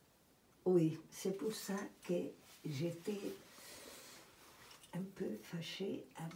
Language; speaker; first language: French; non-native, fluent; Italian